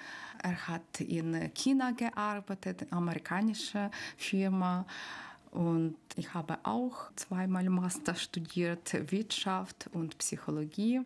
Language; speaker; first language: German; non-native, learner; Ukrainian